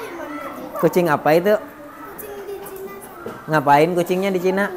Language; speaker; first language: Indonesian; native; Indonesian